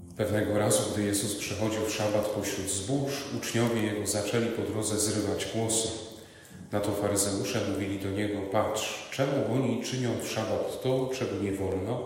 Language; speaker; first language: Polish; native; Polish